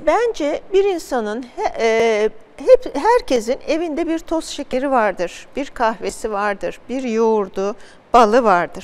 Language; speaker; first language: Turkish; native; Turkish